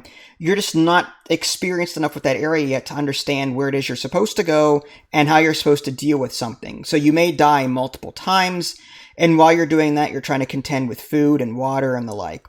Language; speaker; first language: English; native; English